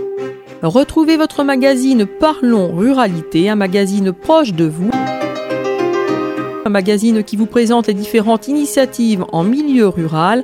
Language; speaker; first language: French; native; French